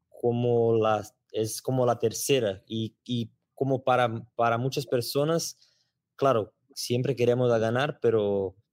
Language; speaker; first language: Spanish; non-native, learner; Portuguese